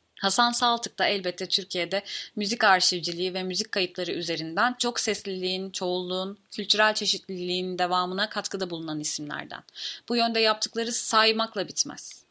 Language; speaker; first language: Turkish; native; Turkish